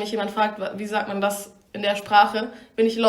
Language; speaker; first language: German; native; German